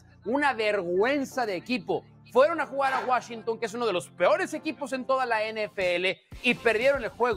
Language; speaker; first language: Spanish; native; Spanish